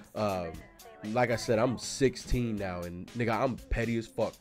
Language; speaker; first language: English; native; English